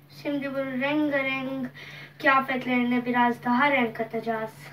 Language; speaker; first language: Turkish; non-native, learner; Urdu